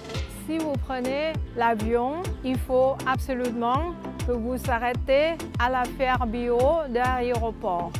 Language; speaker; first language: French; non-native, fluent; Thai